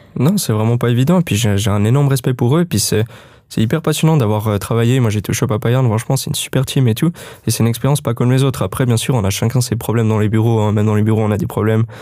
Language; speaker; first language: French; native; French